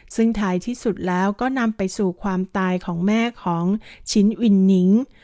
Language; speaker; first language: Thai; native; Thai